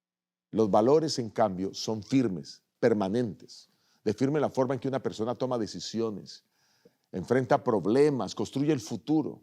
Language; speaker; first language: Spanish; native; Spanish